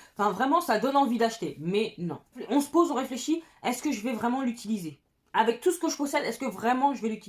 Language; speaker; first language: French; native; French